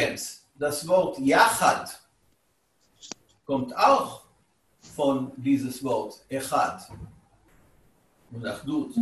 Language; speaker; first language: German; non-native, fluent; Hebrew